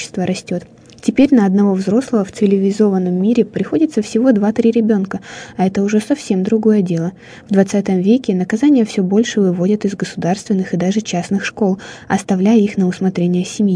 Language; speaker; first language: Russian; native; Russian